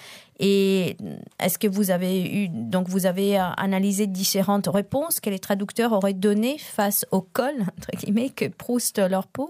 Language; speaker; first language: French; non-native, fluent; Italian